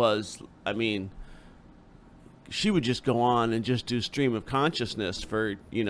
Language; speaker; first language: English; native; English